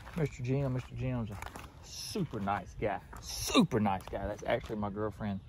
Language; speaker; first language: English; native; English